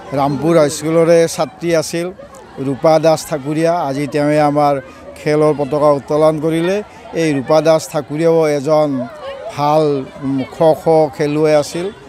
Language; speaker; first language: Assamese; native; Assamese